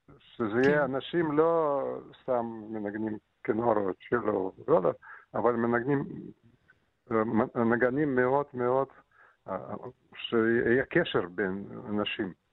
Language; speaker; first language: Hebrew; non-native, fluent; Russian